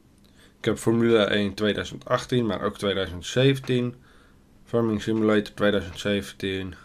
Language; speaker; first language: Dutch; native; Dutch